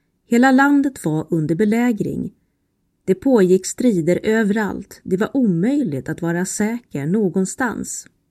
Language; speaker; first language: Swedish; native; Swedish